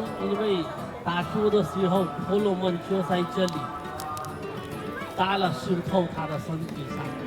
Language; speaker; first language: Chinese; non-native, learner; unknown